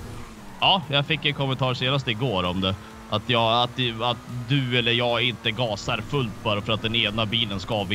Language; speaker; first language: Swedish; native; Swedish